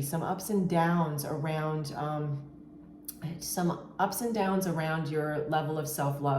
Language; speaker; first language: English; native; English